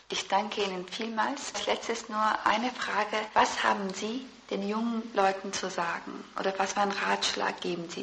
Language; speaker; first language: German; early bilingual, other home language; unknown